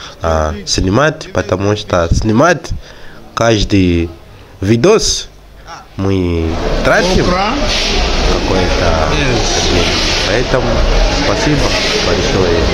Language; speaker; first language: Russian; non-native, fluent; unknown